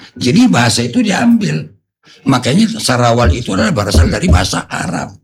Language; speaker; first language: Indonesian; non-native, local second language; Batak Toba